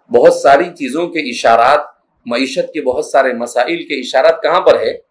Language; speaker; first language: Urdu; native; Urdu